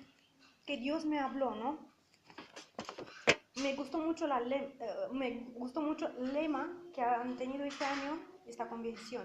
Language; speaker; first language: Spanish; non-native, fluent; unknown